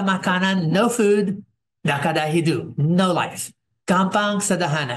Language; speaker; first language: Indonesian; non-native, fluent; English